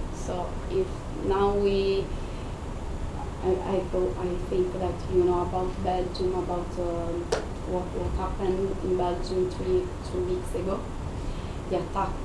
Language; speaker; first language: English; non-native, fluent; Italian